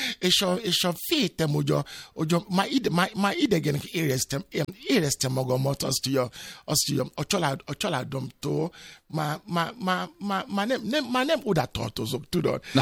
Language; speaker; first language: Hungarian; non-native, fluent; Yoruba